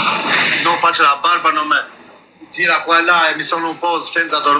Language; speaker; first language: Italian; non-native, learner; Albanian